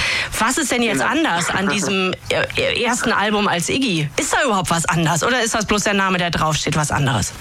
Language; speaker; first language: German; native; German